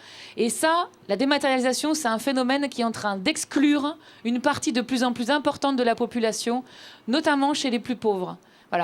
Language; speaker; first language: French; native; French